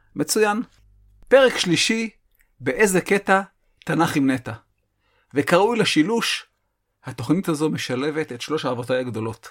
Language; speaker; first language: Hebrew; native; Hebrew